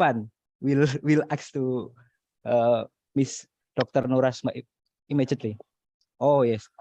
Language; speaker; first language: English; non-native, learner; Indonesian